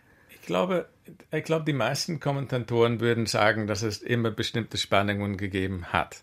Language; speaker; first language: German; non-native, fluent; English